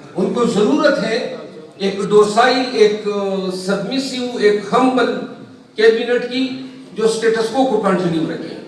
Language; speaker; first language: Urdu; non-native, local second language; Pashto